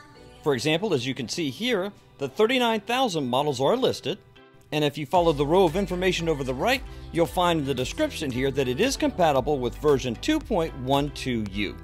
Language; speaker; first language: English; native; English